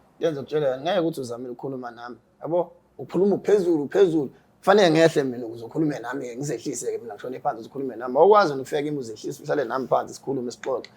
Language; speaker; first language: Zulu; native; Zulu